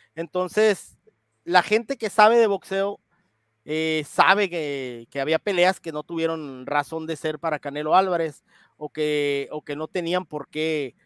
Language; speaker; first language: Spanish; native; Spanish